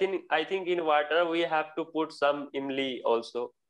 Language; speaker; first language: English; non-native, learner; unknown